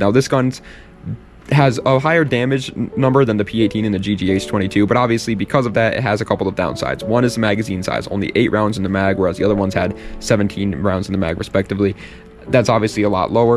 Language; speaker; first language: English; native; English